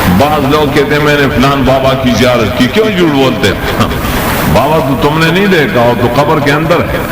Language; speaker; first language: Urdu; non-native, local second language; Pashto